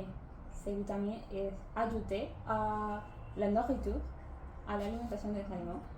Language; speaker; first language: French; non-native, learner; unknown